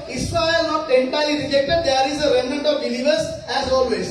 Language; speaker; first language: English; non-native, local second language; Sinhala